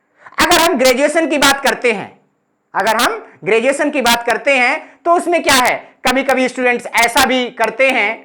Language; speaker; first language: Hindi; native; Hindi